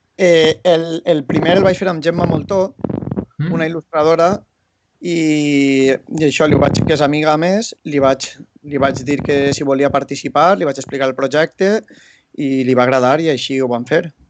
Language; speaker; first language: Catalan; native; Catalan